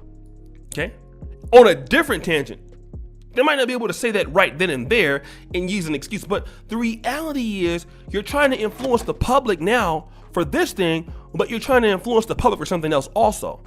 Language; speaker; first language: English; native; English